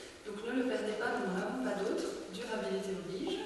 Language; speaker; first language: French; native; French